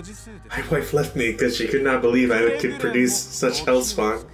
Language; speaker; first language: English; native; English